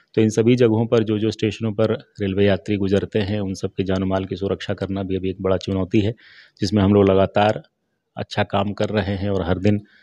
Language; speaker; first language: Hindi; native; Hindi